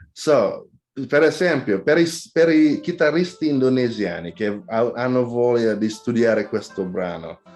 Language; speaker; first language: Italian; non-native, fluent; Indonesian